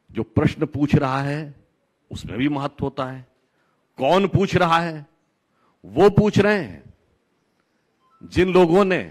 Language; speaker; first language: Hindi; native; Hindi